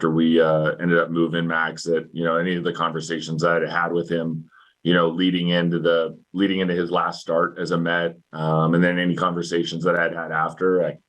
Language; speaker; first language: English; native; English